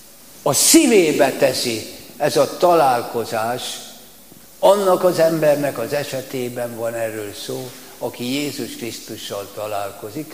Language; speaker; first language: Hungarian; native; Hungarian